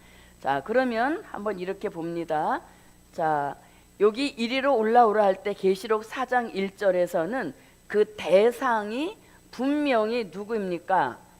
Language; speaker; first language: Korean; native; Korean